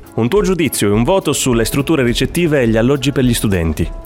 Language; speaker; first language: Italian; native; Italian